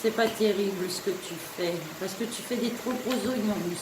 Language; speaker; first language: French; native; French